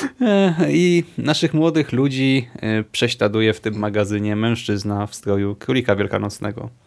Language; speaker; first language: Polish; native; Polish